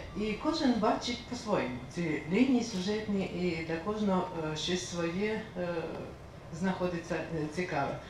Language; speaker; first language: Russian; non-native, local second language; Ukrainian